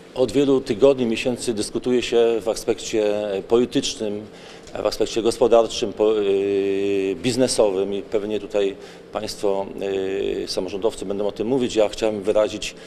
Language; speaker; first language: Polish; native; Polish